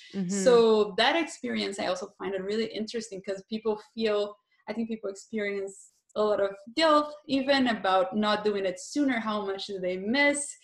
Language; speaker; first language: English; non-native, fluent; Portuguese